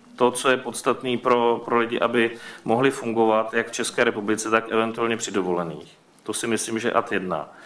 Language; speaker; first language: Czech; native; Czech